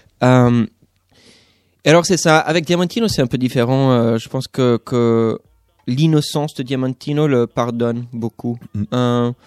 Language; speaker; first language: French; non-native, fluent; English